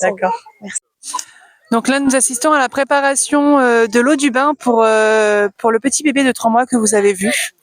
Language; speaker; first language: French; native; French